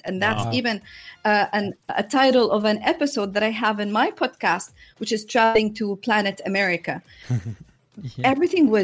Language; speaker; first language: English; non-native, fluent; Arabic